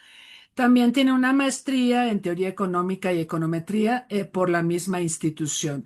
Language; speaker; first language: Spanish; native; Spanish